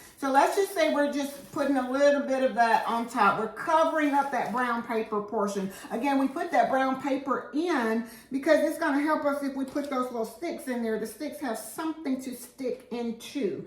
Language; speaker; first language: English; native; English